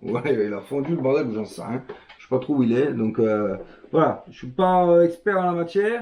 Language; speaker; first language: French; native; French